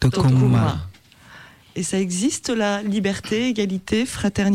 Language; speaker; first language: French; native; French